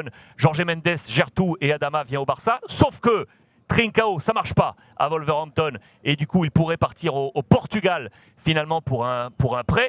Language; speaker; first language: French; native; French